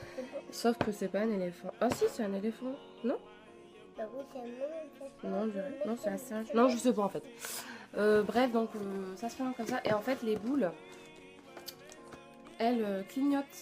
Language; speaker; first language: French; native; French